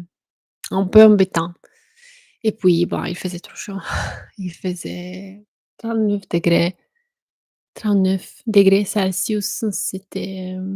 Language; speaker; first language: French; non-native, fluent; Italian